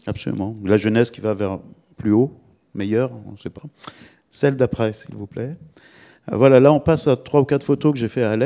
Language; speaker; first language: French; native; French